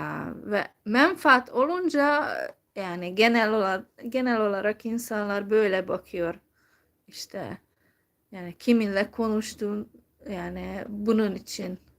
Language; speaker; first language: Turkish; non-native, fluent; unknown